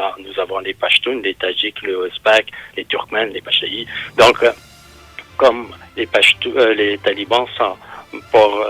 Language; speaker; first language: French; non-native, fluent; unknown